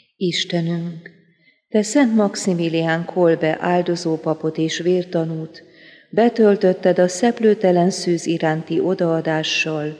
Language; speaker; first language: Hungarian; native; Hungarian